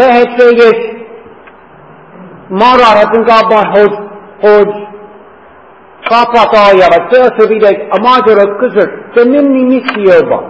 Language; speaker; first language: Hungarian; non-native, fluent; English